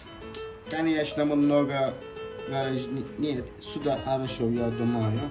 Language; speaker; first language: Russian; non-native, learner; Turkish